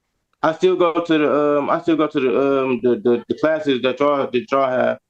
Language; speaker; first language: English; native; English